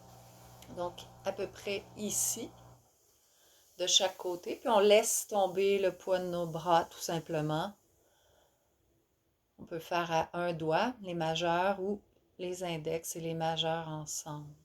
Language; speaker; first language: French; native; French